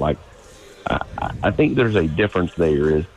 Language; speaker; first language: English; native; English